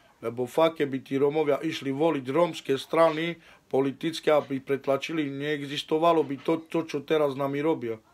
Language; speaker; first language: Slovak; native; Slovak